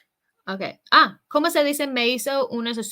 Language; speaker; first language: Spanish; non-native, fluent; English